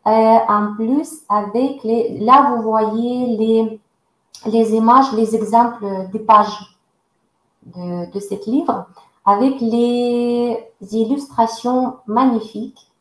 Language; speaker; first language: French; non-native, fluent; Russian